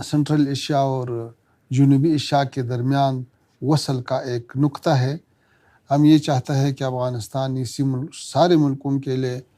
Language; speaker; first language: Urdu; non-native, learner; Pashto